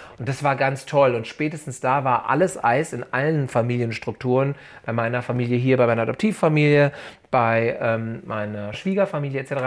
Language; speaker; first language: German; native; German